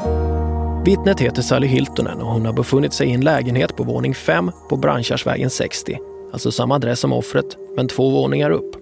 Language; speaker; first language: Swedish; native; Swedish